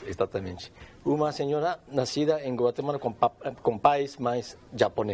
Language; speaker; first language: Portuguese; non-native, learner; Japanese